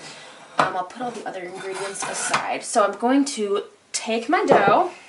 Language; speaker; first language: English; native; English